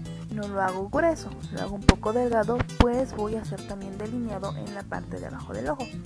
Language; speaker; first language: Spanish; native; Spanish